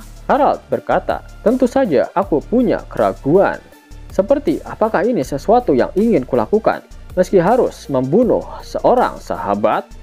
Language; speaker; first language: Indonesian; native; Indonesian